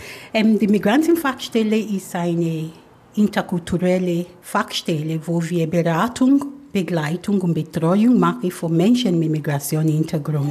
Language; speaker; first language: German; non-native, fluent; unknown